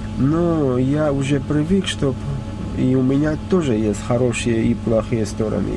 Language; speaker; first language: Russian; non-native, fluent; Armenian